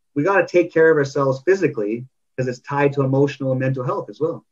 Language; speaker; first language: English; native; English